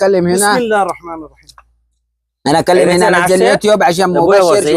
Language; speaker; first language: Arabic; non-native, learner; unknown